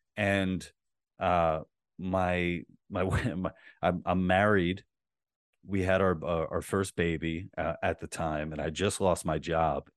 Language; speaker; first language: English; native; English